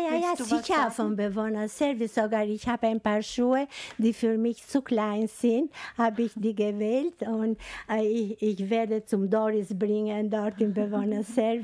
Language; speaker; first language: German; non-native, learner; Albanian